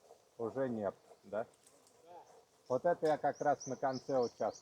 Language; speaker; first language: Russian; native; Russian